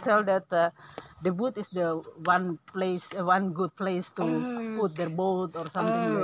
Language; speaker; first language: English; non-native, learner; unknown